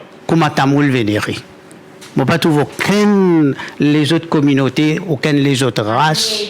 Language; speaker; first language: French; non-native, local second language; Morisyen